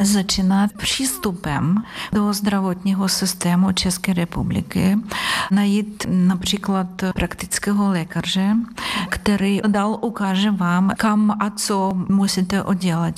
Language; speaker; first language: Czech; non-native, fluent; Ukrainian